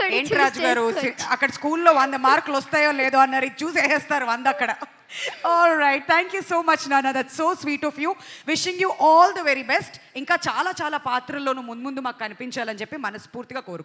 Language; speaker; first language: Telugu; native; Telugu